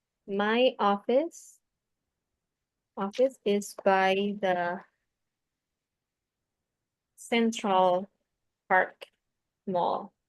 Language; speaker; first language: English; non-native, fluent; Indonesian